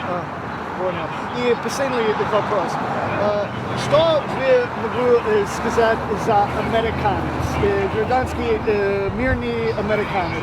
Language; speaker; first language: Russian; non-native, learner; English